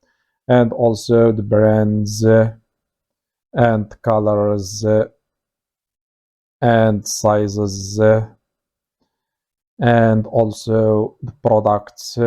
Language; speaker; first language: English; non-native, fluent; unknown